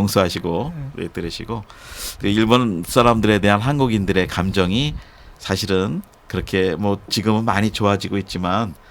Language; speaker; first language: Korean; native; Korean